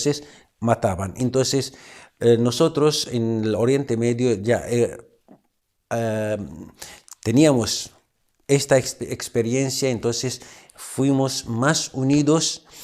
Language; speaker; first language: Spanish; non-native, fluent; Arabic